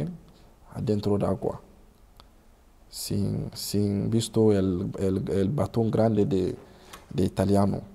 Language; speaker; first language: Spanish; non-native, learner; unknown